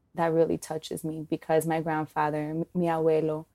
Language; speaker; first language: English; native; English